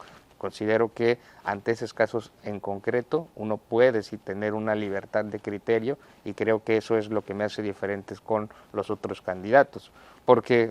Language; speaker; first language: Spanish; native; Spanish